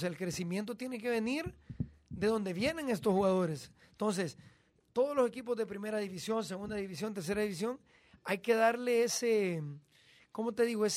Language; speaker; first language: Spanish; native; Spanish